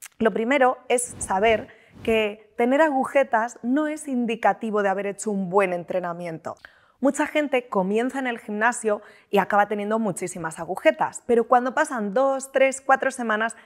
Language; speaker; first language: Spanish; native; Spanish